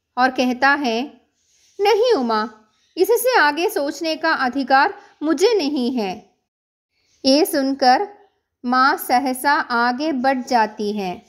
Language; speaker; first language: Hindi; non-native, local second language; Malayalam